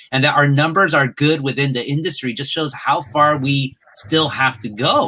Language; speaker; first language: English; early bilingual, other home language; Spanish